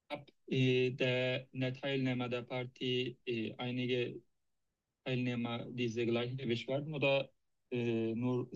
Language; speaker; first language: German; non-native, learner; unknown